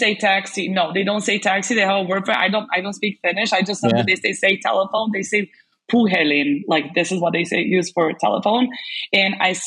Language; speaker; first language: English; non-native, fluent; Serbian